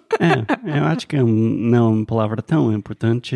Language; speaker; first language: Portuguese; non-native, fluent; English